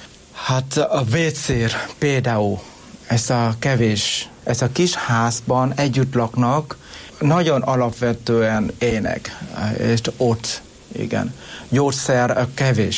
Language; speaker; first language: Hungarian; non-native, learner; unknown